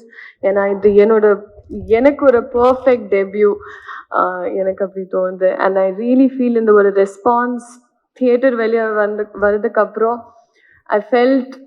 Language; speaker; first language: Tamil; non-native, learner; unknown